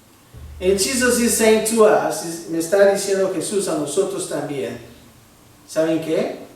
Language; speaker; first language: Spanish; early bilingual, heritage; Spanish